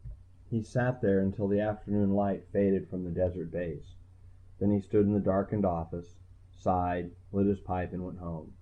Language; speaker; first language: English; native; English